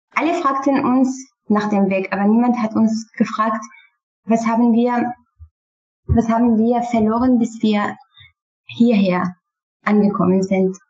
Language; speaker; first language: German; non-native, learner; Kurdish